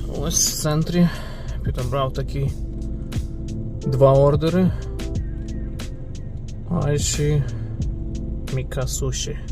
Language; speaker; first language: Ukrainian; native; Ukrainian